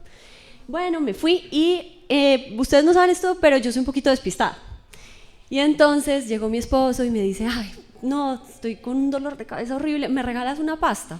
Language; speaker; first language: Spanish; native; Spanish